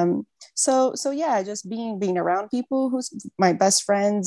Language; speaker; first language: English; non-native, fluent; Portuguese